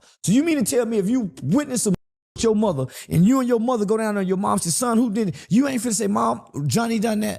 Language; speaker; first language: English; native; English